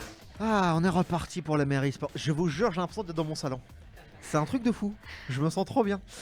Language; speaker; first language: French; native; French